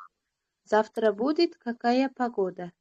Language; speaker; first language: Russian; non-native, learner; Uzbek